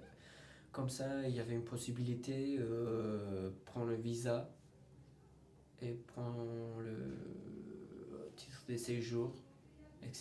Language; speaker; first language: French; non-native, learner; Turkish